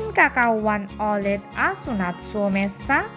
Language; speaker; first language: Finnish; non-native, learner; Bangla